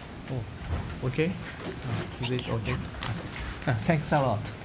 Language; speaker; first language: English; non-native, fluent; Japanese